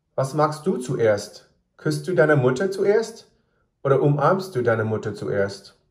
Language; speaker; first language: German; non-native, fluent; English